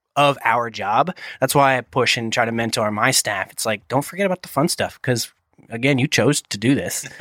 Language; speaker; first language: English; native; English